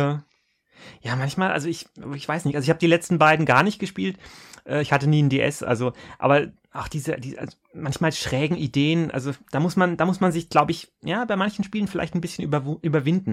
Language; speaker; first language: German; native; German